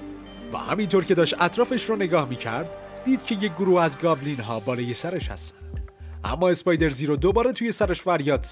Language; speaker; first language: Persian; native; Persian